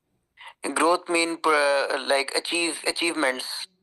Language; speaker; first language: English; non-native, learner; Urdu